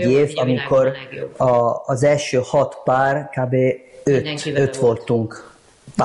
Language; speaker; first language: Hungarian; non-native, learner; Italian